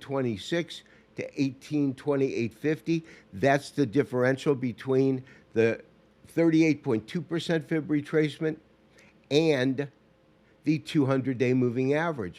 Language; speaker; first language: English; native; English